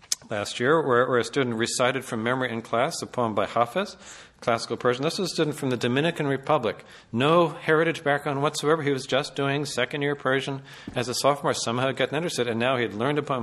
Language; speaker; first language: English; native; English